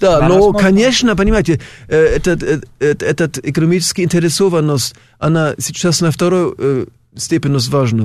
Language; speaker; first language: Russian; non-native, fluent; German